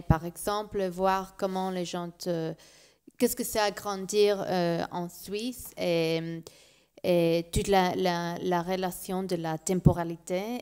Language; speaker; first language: French; non-native, learner; Spanish